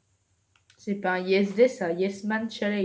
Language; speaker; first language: French; native; French